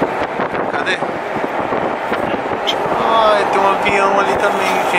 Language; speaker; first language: Portuguese; native; Portuguese